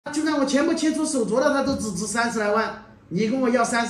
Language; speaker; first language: Chinese; native; Chinese